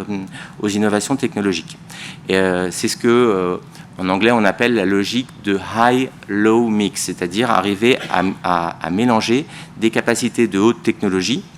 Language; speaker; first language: French; native; French